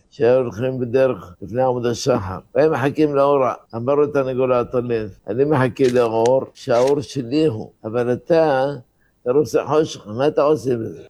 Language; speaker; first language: Hebrew; non-native, fluent; Arabic